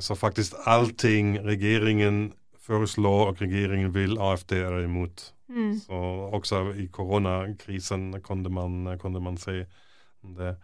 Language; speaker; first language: Norwegian; non-native, fluent; German